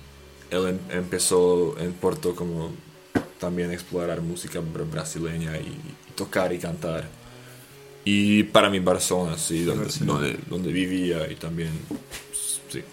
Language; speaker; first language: Spanish; non-native, fluent; Slovak